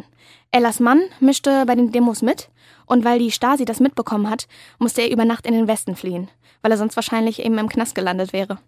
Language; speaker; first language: German; native; German